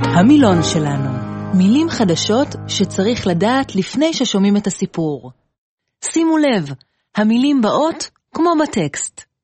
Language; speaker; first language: Hebrew; native; Hebrew